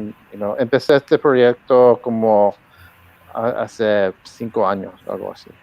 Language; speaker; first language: Spanish; early bilingual, heritage; Spanish